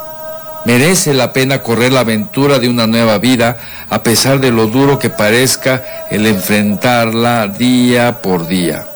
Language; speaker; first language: Spanish; native; Spanish